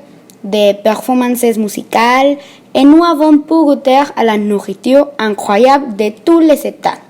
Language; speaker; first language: French; non-native, learner; Spanish